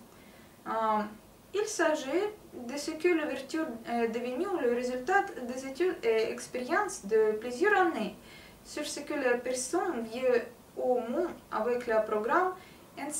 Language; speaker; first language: French; non-native, learner; Russian